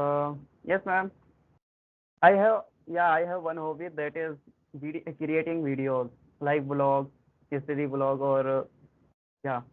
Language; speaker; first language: English; non-native, learner; Hindi